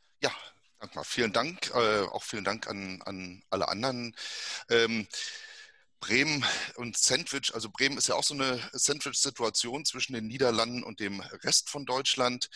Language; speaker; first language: German; native; German